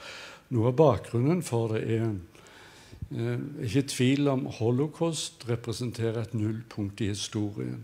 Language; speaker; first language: Norwegian; native; Norwegian